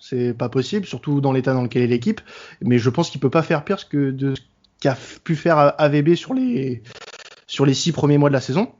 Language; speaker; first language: French; native; French